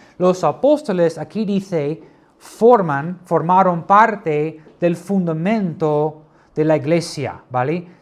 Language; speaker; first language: Spanish; non-native, fluent; English